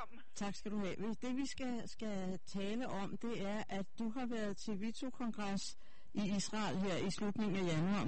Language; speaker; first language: Danish; native; Danish